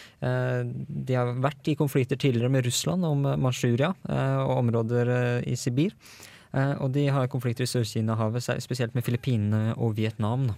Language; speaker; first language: Norwegian; native; Norwegian